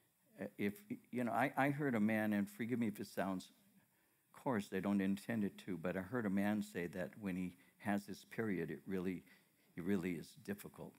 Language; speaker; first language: English; native; English